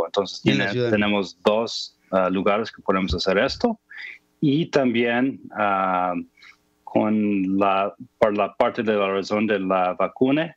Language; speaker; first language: Spanish; non-native, fluent; English